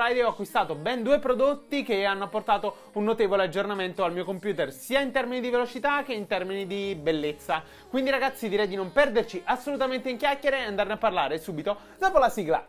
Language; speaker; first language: Italian; native; Italian